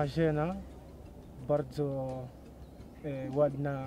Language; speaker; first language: Polish; non-native, learner; Swahili